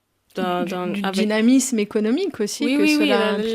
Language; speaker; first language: French; native; French